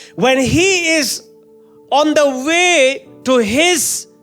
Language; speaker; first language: English; non-native, local second language; Marathi